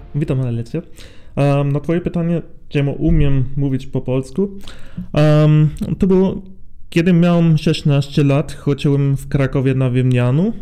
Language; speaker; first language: Polish; non-native, learner; German